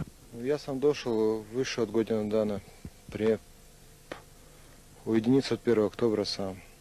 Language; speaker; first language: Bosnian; non-native, learner; Russian